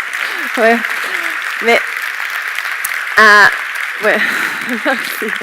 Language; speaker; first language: French; non-native, learner; Estonian